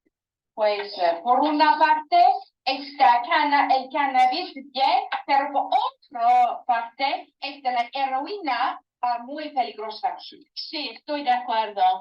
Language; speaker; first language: Spanish; non-native, learner; English